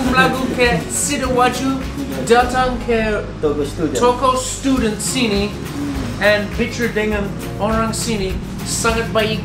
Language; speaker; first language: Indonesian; non-native, learner; English